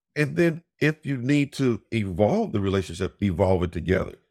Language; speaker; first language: English; native; English